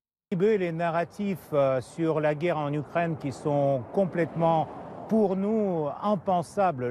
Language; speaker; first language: French; non-native, fluent; Russian